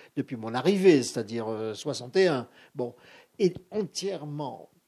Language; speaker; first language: French; native; French